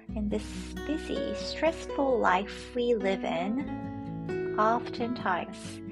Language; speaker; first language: English; non-native, fluent; Japanese